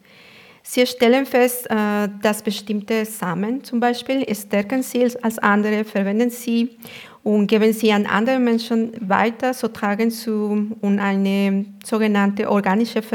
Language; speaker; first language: German; non-native, fluent; Spanish